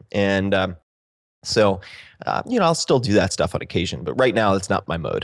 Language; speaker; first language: English; native; English